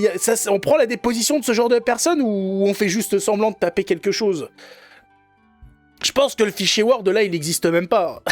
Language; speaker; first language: French; native; French